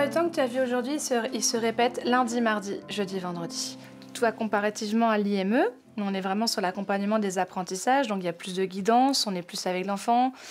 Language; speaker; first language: French; native; French